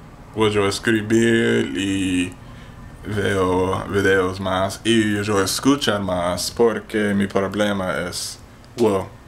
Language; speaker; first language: Spanish; non-native, learner; English